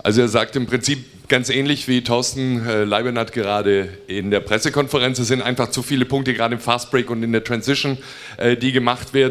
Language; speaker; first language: German; native; German